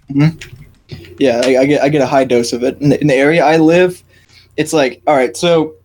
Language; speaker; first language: English; native; English